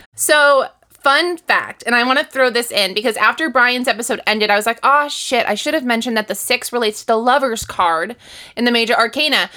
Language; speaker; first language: English; native; English